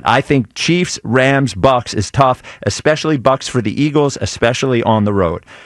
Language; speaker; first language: English; native; English